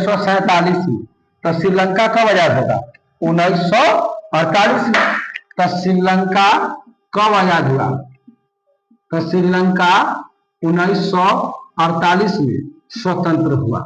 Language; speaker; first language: Hindi; non-native, local second language; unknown